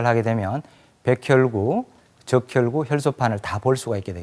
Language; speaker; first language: Korean; native; Korean